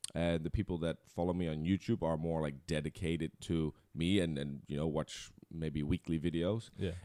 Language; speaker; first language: English; non-native, fluent; Dutch